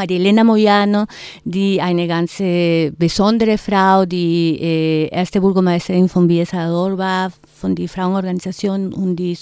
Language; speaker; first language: German; non-native, fluent; Spanish